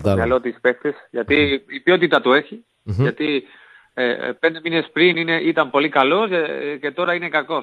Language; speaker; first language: Greek; non-native, fluent; Spanish